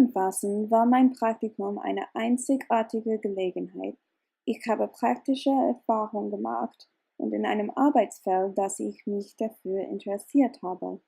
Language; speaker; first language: German; non-native, learner; English